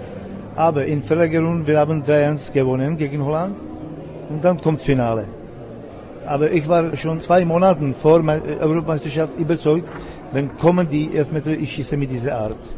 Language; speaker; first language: German; non-native, learner; Czech